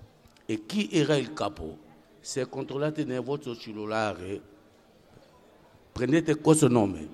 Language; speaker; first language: Italian; non-native, fluent; French